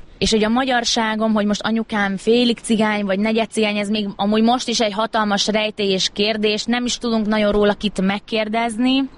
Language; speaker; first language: Hungarian; native; Hungarian